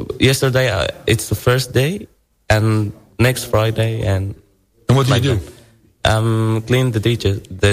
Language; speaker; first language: English; non-native, learner; Arabic